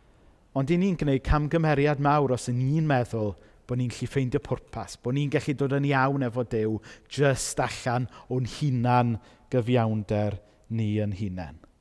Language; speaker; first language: Welsh; native; Welsh